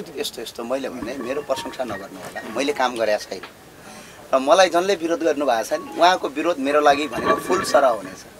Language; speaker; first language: Nepali; native; Nepali